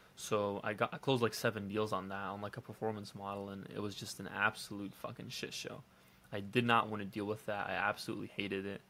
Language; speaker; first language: English; non-native, fluent; Dutch